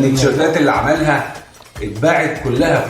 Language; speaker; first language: Arabic; native; Arabic